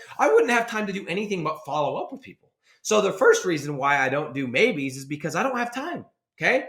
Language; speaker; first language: English; native; English